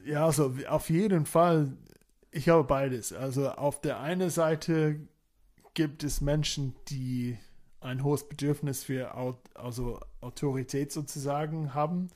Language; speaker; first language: German; non-native, fluent; English